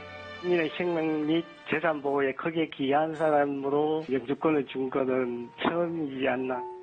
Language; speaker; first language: Korean; native; Korean